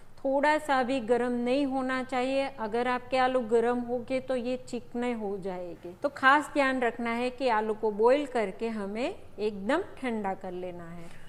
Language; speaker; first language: Hindi; non-native, local second language; Gujarati